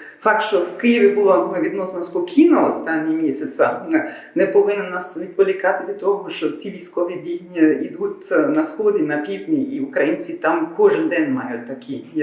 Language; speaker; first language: Ukrainian; non-native, learner; German